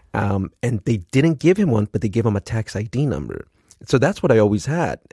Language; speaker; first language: English; early bilingual, other home language; Spanish